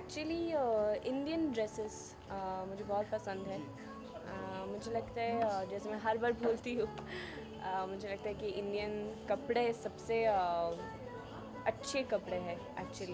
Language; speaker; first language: Hindi; non-native, learner; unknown